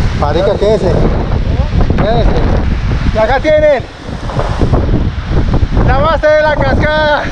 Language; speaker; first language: Spanish; native; Spanish